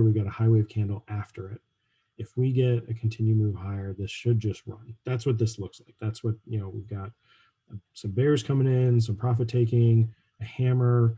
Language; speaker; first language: English; native; English